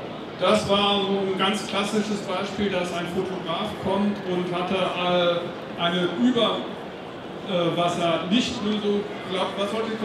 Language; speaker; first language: German; native; German